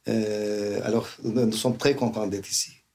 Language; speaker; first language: French; non-native, fluent; Turkish